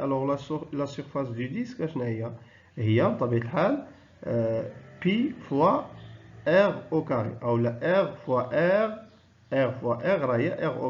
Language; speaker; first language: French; non-native, local second language; Arabic